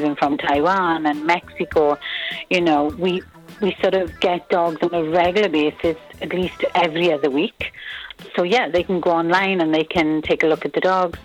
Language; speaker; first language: English; native; English